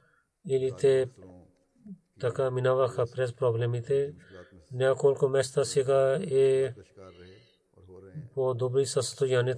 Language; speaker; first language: Bulgarian; non-native, learner; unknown